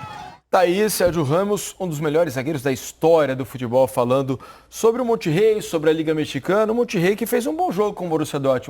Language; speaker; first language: Portuguese; native; Portuguese